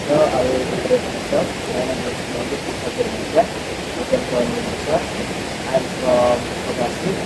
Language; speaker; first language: English; non-native, learner; Indonesian